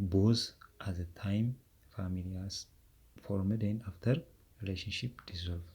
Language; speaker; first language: English; non-native, local second language; Amharic